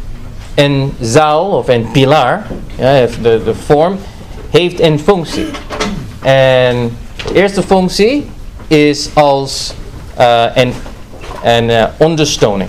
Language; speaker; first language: Dutch; non-native, fluent; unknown